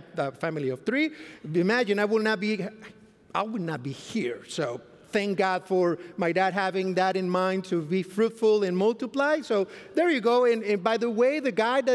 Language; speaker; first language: English; non-native, fluent; Spanish